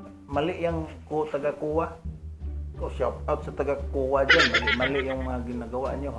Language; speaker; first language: Filipino; non-native, local second language; Cebuano